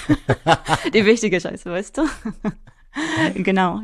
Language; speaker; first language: German; non-native, fluent; English